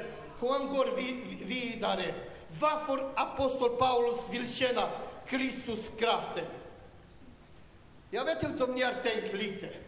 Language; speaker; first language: Swedish; non-native, learner; Romanian